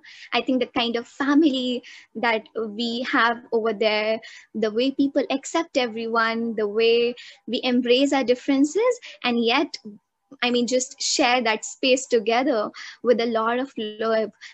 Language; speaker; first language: English; non-native, local second language; Hindi